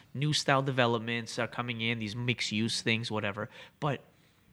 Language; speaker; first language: English; native; English